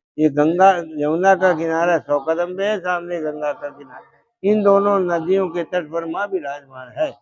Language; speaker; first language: Hindi; native; Hindi